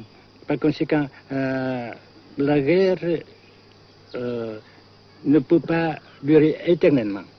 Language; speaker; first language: French; non-native, local second language; Vietnamese